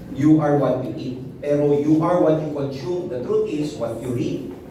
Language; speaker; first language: English; non-native, local second language; Filipino